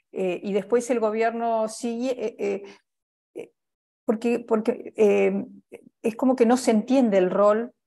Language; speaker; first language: Spanish; native; Spanish